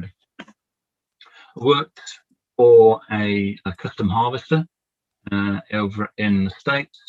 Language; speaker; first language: English; native; English